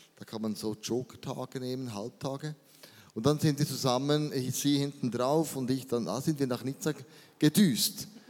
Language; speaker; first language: German; native; German